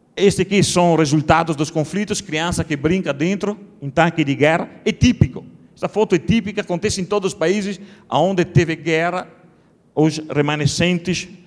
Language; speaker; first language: Portuguese; non-native, fluent; Italian